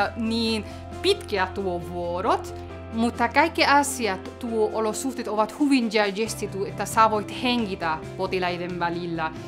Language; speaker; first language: Finnish; non-native, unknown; Spanish